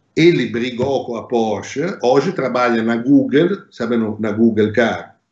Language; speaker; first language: Portuguese; non-native, fluent; Italian